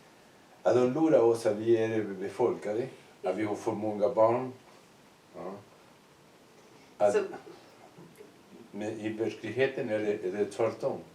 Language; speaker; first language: Swedish; non-native, learner; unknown